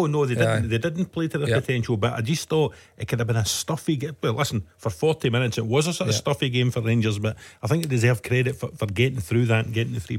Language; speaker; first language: English; native; English